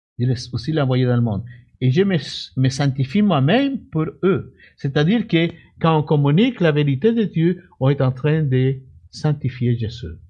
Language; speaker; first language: French; non-native, fluent; Spanish